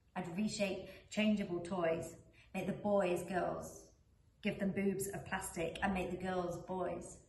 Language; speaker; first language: English; native; English